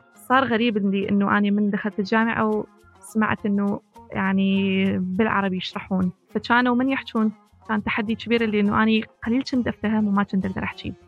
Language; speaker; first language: Arabic; non-native, local second language; Kurdish